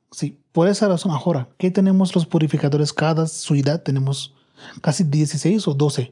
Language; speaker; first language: Spanish; non-native, learner; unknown